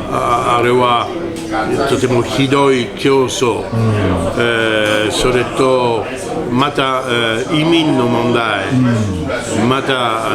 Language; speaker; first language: Japanese; non-native, learner; French